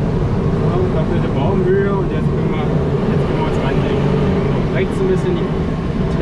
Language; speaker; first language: German; native; German